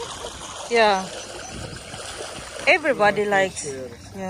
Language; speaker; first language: English; non-native, local second language; Cebuano